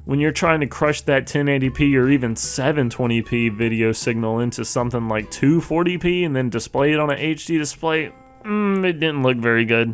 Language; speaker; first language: English; native; English